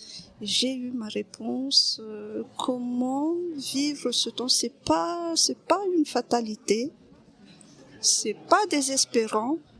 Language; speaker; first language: French; non-native, local second language; Malagasy